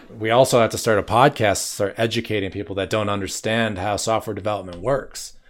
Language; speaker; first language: English; native; English